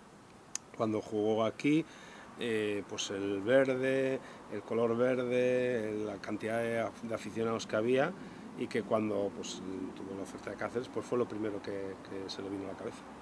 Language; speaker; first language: Spanish; native; Spanish